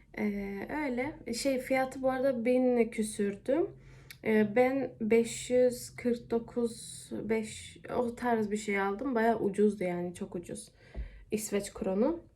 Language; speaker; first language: Turkish; early bilingual, heritage; Turkish